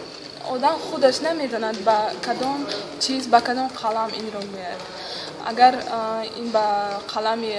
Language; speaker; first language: Persian; non-native, local second language; Russian